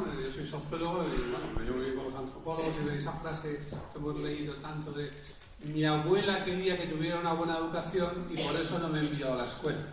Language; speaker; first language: Spanish; native; Spanish